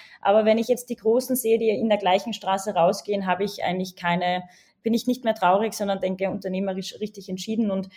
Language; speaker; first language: German; native; German